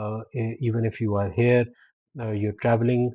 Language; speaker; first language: English; non-native, local second language; Urdu